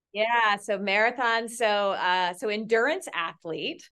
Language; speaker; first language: English; native; English